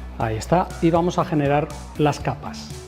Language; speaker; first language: Spanish; native; Spanish